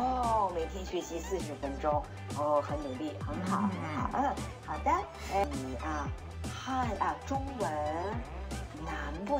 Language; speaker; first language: Chinese; non-native, fluent; Japanese